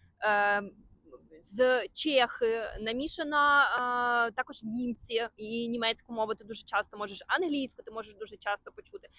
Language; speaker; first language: Ukrainian; non-native, local second language; Russian